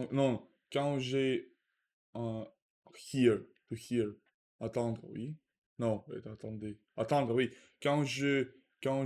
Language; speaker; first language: French; non-native, learner; Russian